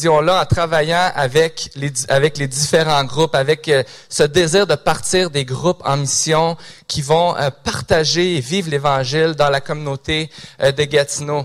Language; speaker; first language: French; native; French